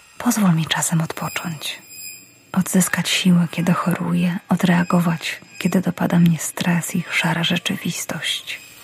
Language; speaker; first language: Polish; native; Polish